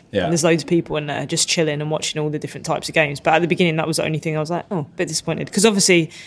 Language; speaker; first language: English; native; English